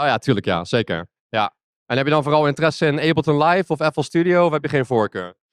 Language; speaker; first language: Dutch; native; Dutch